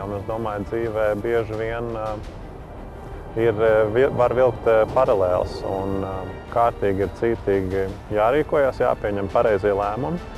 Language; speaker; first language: Latvian; native; Latvian